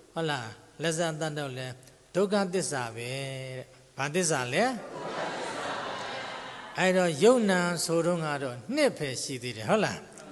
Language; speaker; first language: Burmese; native; Burmese